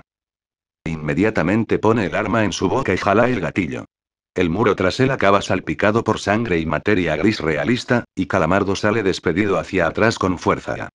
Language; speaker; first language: Spanish; native; Spanish